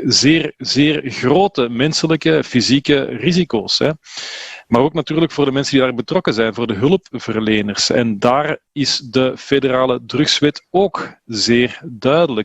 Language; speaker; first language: Dutch; native; Dutch